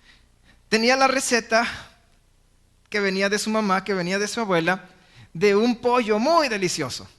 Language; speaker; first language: Spanish; native; Spanish